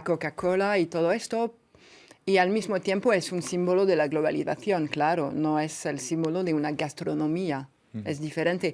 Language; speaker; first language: Spanish; non-native, fluent; French